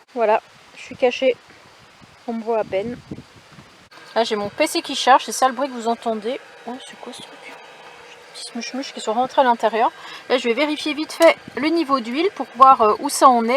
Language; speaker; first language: French; native; French